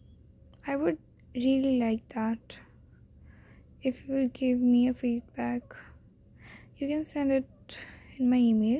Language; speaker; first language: English; non-native, local second language; Hindi